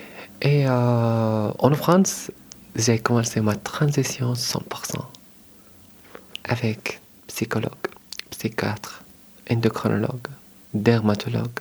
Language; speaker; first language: French; non-native, learner; Arabic